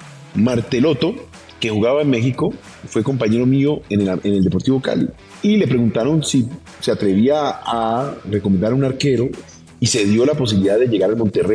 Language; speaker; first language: Spanish; native; Spanish